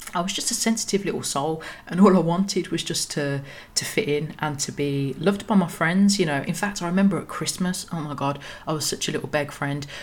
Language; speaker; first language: English; native; English